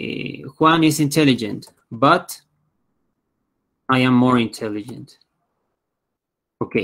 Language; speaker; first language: English; non-native, fluent; Spanish